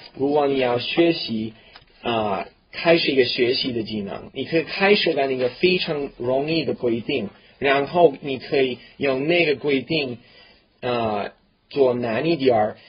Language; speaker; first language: Chinese; non-native, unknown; English